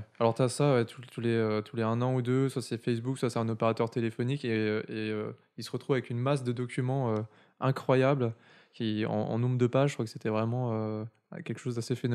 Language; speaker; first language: French; native; French